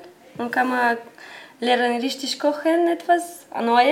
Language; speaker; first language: German; non-native, learner; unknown